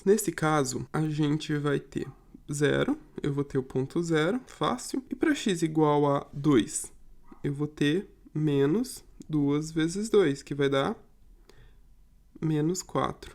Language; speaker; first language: Portuguese; native; Portuguese